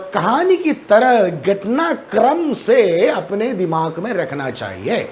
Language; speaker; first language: Hindi; non-native, local second language; Malayalam